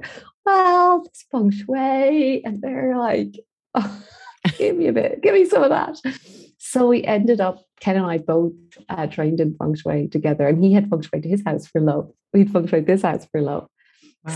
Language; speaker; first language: English; native; English